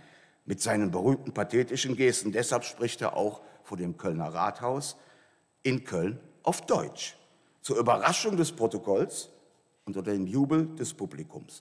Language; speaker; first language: German; native; German